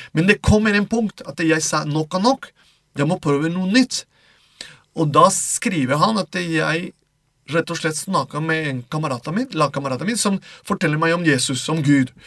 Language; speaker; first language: Norwegian; non-native, fluent; Spanish